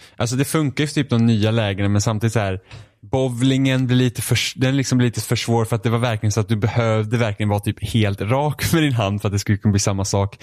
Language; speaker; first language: Swedish; native; Swedish